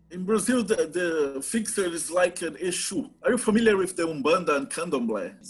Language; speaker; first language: English; non-native, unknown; Portuguese